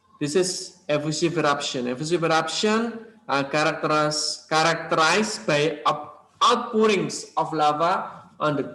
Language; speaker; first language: English; non-native, learner; Indonesian